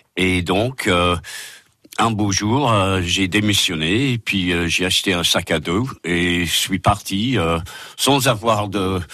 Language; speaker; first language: French; non-native, fluent; English